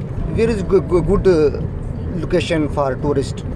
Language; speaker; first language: English; non-native, learner; Urdu